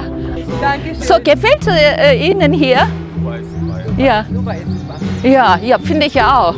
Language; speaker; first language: German; non-native, fluent; Korean